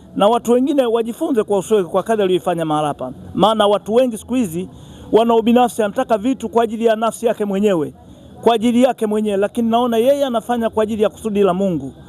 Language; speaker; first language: Swahili; native; Swahili